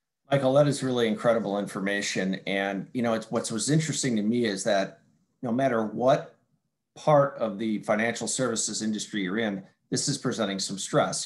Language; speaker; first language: English; native; English